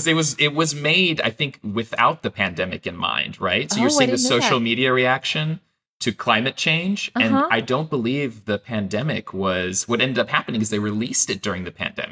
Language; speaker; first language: English; non-native, fluent; Persian